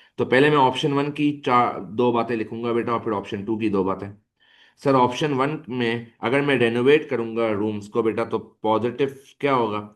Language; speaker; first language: Urdu; native; Urdu